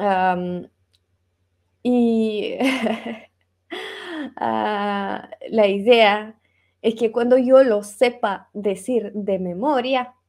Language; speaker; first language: Spanish; non-native, fluent; Russian